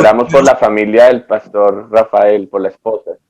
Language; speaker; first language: Spanish; native; Spanish